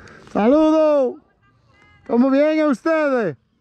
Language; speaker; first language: Spanish; non-native, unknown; French